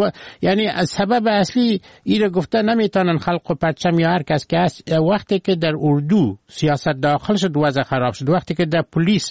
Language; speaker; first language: Persian; native; Persian